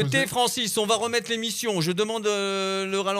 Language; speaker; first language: French; native; French